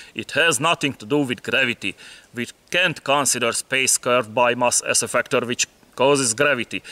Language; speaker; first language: English; non-native, fluent; Hungarian